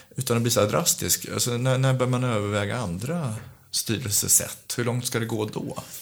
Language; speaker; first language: Swedish; early bilingual, other home language; Romanian